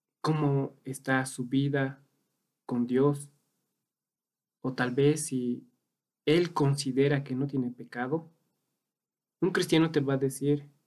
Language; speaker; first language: Spanish; native; Spanish